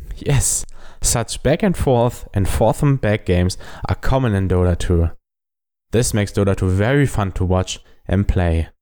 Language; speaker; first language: English; non-native, fluent; German